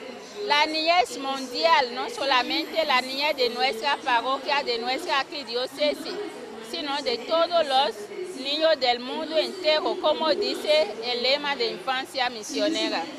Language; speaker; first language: Spanish; non-native, fluent; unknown